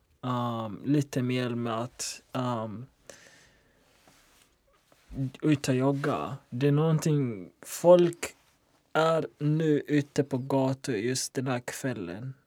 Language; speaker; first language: Swedish; non-native, local second language; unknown